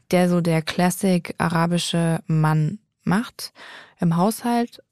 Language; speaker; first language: German; native; German